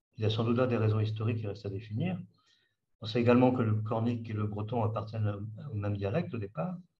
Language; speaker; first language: French; native; French